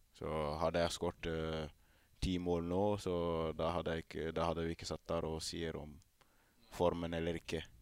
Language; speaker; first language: Norwegian; non-native, fluent; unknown